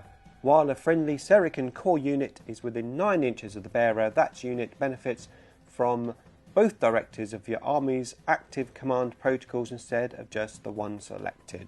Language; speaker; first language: English; native; English